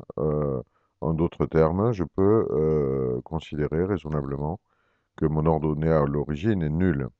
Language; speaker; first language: French; native; French